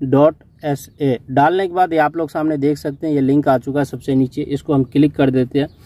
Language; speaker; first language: Hindi; native; Hindi